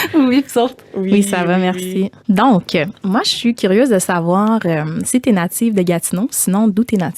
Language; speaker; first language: French; native; French